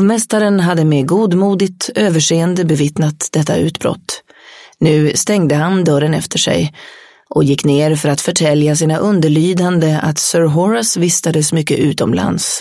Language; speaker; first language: Swedish; native; Swedish